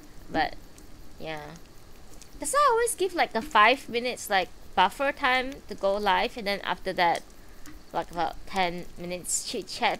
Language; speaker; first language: English; non-native, local second language; Cantonese